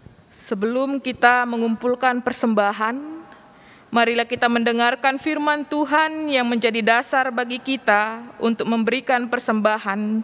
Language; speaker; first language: Indonesian; native; Indonesian